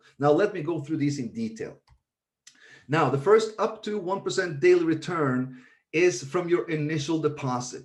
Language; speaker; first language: English; non-native, fluent; Swedish